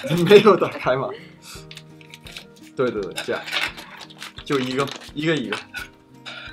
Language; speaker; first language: Chinese; non-native, fluent; Danish